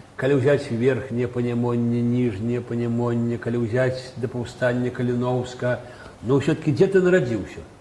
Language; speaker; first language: Belarusian; native; Belarusian